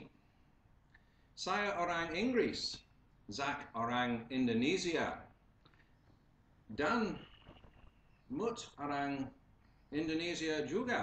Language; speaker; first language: Indonesian; non-native, learner; English